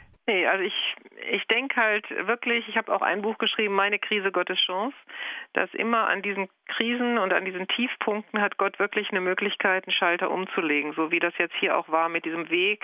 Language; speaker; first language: German; native; German